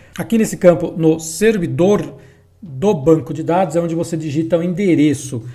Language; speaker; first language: Portuguese; native; Portuguese